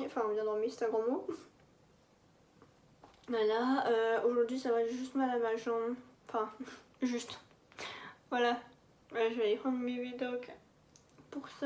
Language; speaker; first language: French; native; French